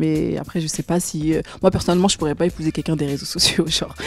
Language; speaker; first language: French; native; French